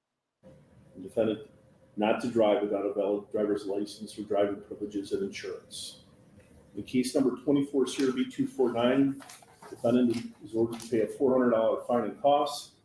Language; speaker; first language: English; native; English